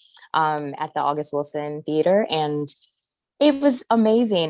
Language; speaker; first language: English; native; English